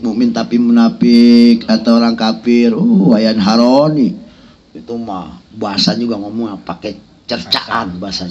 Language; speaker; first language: Indonesian; native; Indonesian